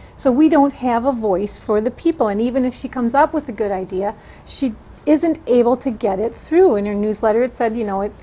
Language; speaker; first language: English; native; English